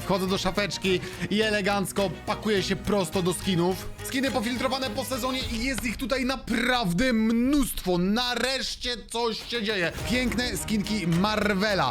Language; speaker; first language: Polish; native; Polish